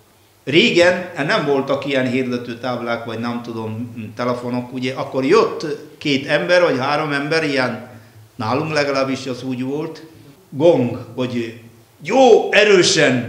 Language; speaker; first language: Hungarian; non-native, fluent; Malayalam